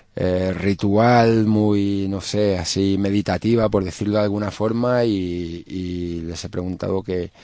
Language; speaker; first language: Spanish; native; Spanish